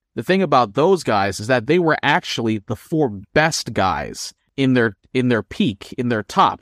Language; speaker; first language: English; non-native, local second language; Filipino